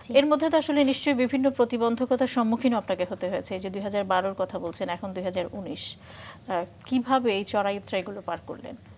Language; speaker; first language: Bangla; native; Bangla